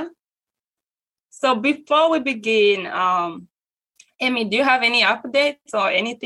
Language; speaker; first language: English; non-native, local second language; Kinyarwanda